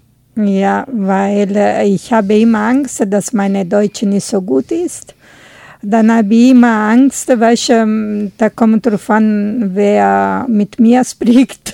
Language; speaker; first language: German; non-native, learner; Italian